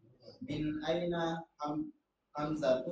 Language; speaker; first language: Arabic; non-native, learner; Indonesian